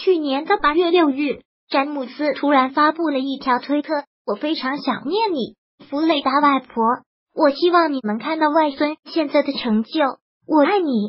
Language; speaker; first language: Chinese; native; Chinese